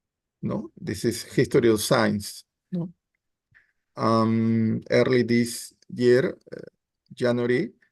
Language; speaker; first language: English; non-native, learner; Spanish